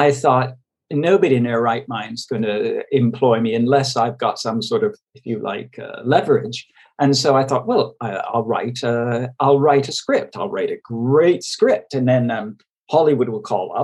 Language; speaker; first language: English; native; English